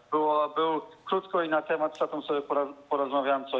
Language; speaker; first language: Polish; early bilingual, heritage; Polish